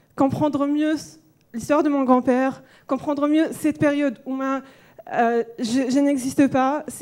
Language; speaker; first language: French; non-native, local second language; Arabic